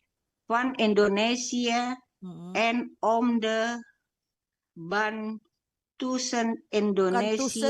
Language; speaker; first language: Dutch; non-native, learner; Indonesian